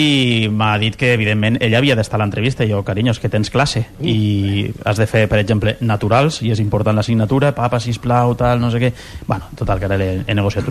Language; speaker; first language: Catalan; native; Catalan